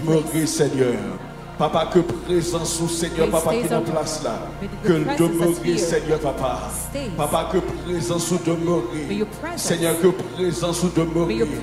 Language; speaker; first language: French; non-native, local second language; Haitian Creole